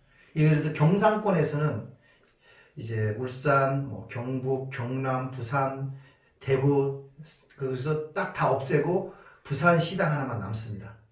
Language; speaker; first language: Korean; native; Korean